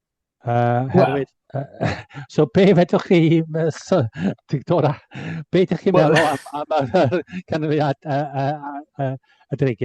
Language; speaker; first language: Welsh; native; Welsh